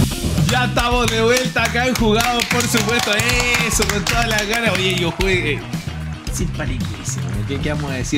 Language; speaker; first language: Spanish; native; Spanish